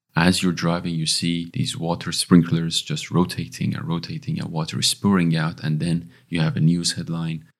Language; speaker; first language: English; non-native, fluent; Persian